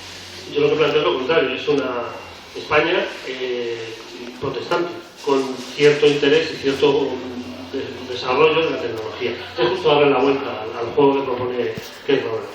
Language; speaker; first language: Spanish; native; Spanish